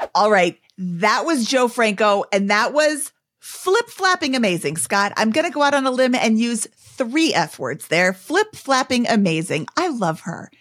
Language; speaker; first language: English; native; English